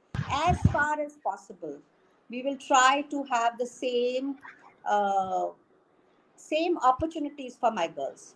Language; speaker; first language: English; non-native, local second language; Hindi